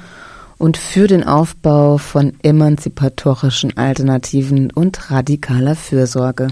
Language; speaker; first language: German; native; German